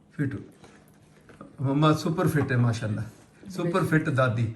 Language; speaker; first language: Urdu; non-native, local second language; Punjabi